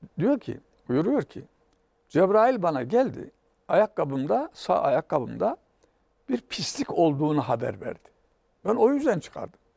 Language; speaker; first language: Turkish; native; Turkish